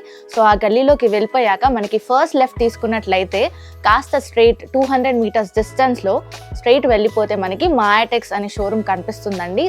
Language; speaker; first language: Telugu; native; Telugu